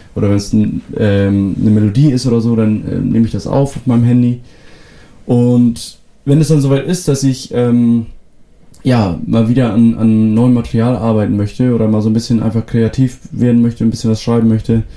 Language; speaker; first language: German; non-native, local second language; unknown